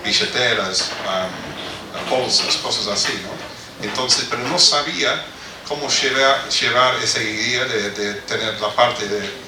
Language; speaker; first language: Spanish; non-native, fluent; English